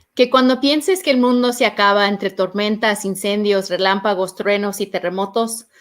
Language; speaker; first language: Spanish; early bilingual, heritage; Spanish